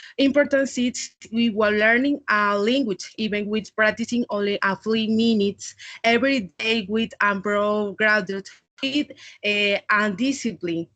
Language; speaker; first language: English; non-native, learner; Spanish